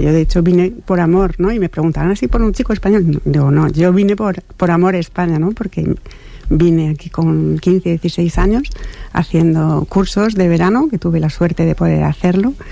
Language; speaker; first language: Spanish; non-native, fluent; French